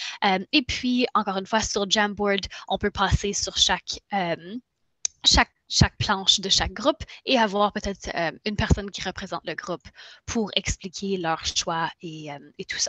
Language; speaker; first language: French; native; French